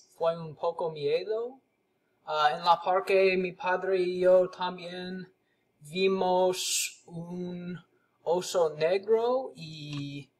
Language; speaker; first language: Spanish; non-native, learner; English